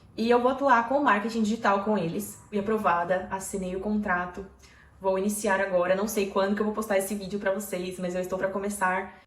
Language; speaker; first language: Portuguese; native; Portuguese